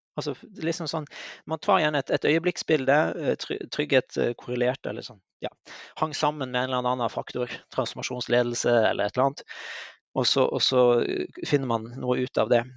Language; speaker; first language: Norwegian; native; Norwegian